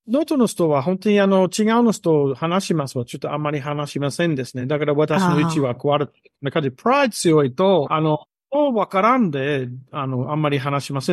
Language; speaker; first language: Japanese; non-native, learner; English